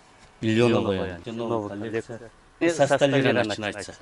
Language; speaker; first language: Russian; non-native, learner; Turkish